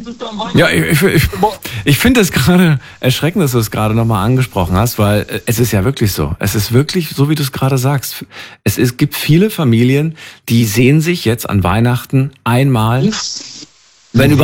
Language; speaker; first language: German; native; German